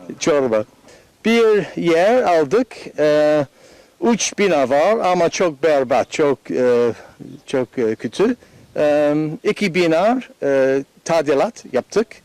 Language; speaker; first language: Turkish; non-native, learner; English